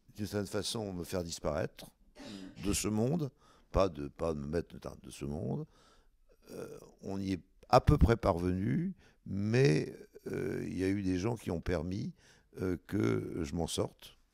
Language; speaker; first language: French; native; French